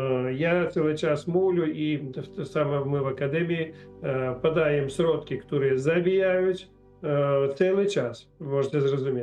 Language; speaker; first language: Polish; non-native, learner; Russian